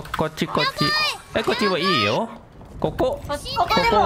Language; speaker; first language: Japanese; non-native, learner; Thai